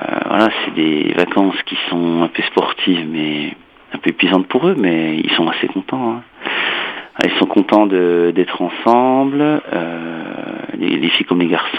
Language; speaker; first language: French; native; French